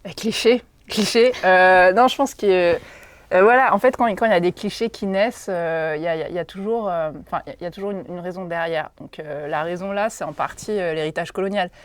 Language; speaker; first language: French; native; French